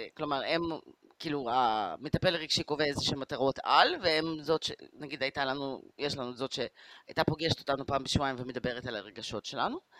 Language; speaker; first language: Hebrew; native; Hebrew